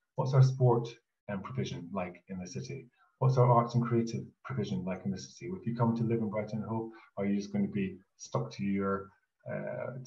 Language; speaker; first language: English; native; English